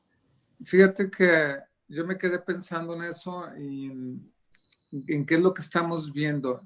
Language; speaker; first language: Spanish; native; Spanish